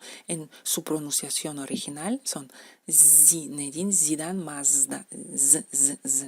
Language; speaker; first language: Spanish; non-native, fluent; Russian